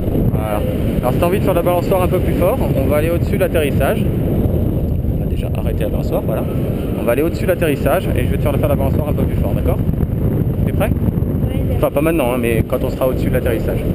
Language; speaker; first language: French; native; French